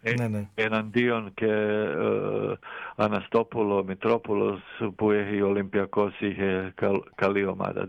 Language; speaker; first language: Greek; non-native, fluent; Croatian